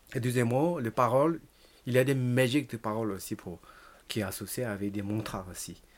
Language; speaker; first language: French; non-native, learner; Tibetan